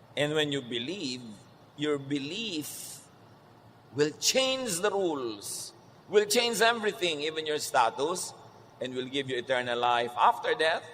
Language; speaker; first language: English; non-native, local second language; Filipino